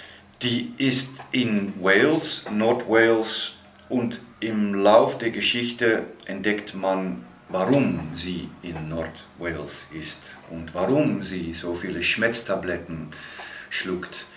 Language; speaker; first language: German; non-native, fluent; Dutch